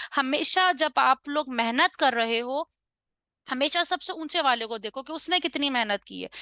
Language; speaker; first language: Urdu; non-native, local second language; Punjabi